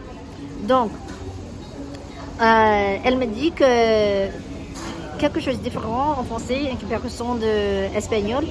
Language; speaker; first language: French; non-native, learner; English